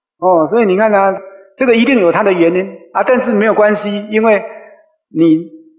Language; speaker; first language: Chinese; non-native, local second language; Min Nan Chinese